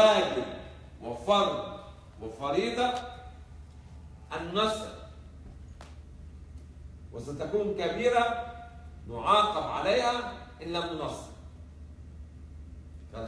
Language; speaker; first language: Arabic; native; Arabic